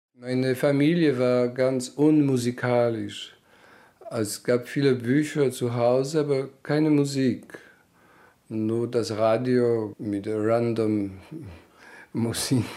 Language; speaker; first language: German; non-native, fluent; Polish